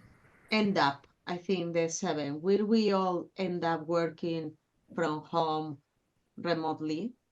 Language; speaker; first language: English; non-native, fluent; Spanish